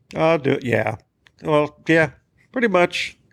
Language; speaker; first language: English; native; English